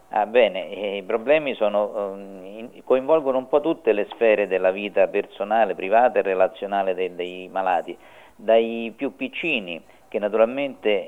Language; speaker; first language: Italian; native; Italian